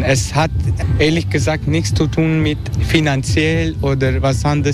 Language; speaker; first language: German; non-native, learner; Dutch